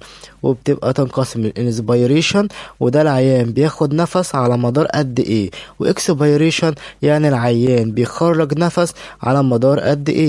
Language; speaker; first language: Arabic; native; Arabic